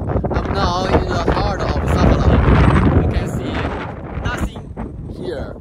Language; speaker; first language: English; non-native, fluent; Chinese